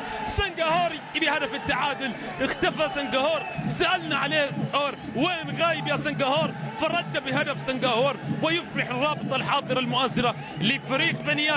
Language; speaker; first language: Arabic; native; Arabic